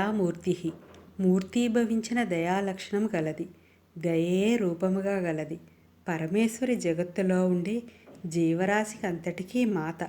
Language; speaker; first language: Telugu; native; Telugu